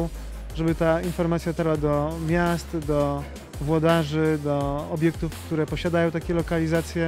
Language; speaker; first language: Polish; native; Polish